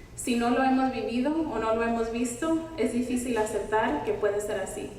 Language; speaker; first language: Spanish; early bilingual, heritage; Spanish